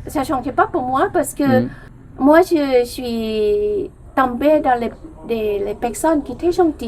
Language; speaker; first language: French; non-native, learner; Thai